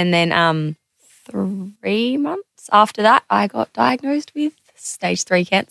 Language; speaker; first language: English; native; English